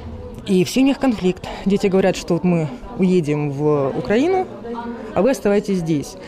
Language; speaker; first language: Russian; native; Russian